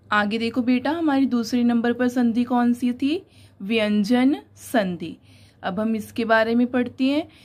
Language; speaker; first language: Hindi; non-native, local second language; Punjabi